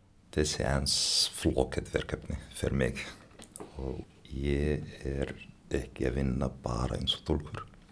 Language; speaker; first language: Icelandic; non-native, learner; Arabic